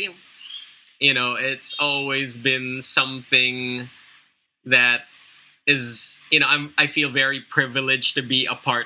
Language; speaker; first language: English; non-native, local second language; Filipino